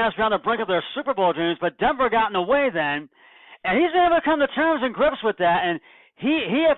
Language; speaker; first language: English; native; English